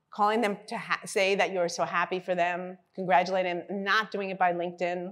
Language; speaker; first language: English; native; English